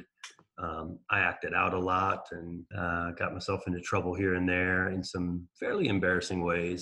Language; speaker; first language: English; native; English